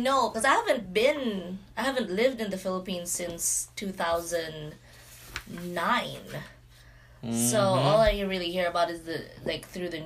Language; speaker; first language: English; non-native, local second language; Cebuano